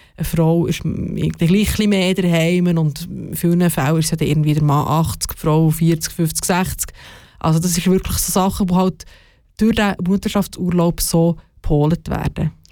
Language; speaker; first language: German; native; German